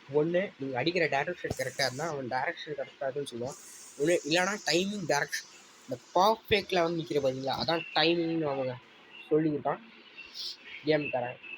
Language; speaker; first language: Tamil; non-native, local second language; Urdu